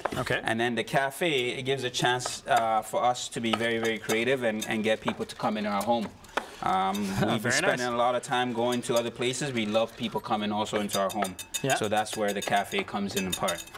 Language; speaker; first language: English; native; English